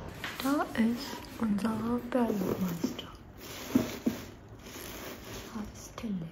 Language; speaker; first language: German; non-native, learner; Korean